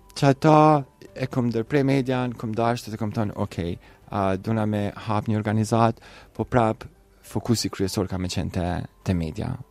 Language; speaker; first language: Albanian; native; Albanian